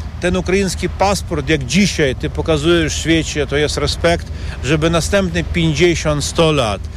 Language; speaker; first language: Polish; non-native, learner; Ukrainian